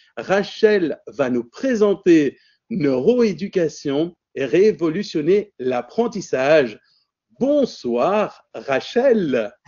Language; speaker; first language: French; native; French